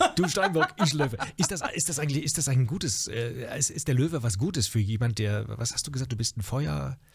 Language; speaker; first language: German; native; German